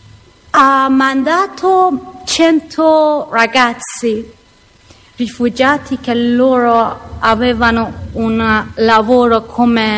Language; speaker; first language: Italian; non-native, learner; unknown